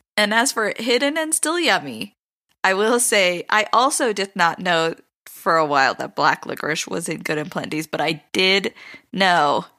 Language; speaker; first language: English; native; English